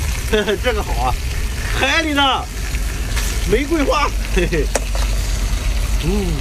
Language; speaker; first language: Chinese; native; Chinese